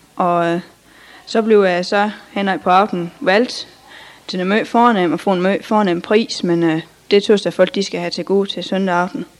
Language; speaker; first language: Danish; native; Danish